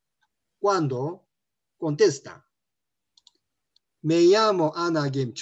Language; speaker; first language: Spanish; non-native, learner; Korean